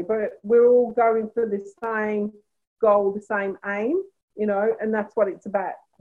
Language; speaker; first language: English; native; English